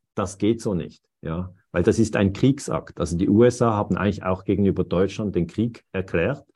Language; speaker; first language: German; native; German